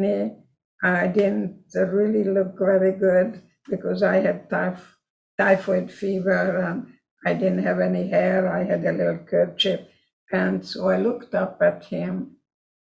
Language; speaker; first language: English; non-native, fluent; Hungarian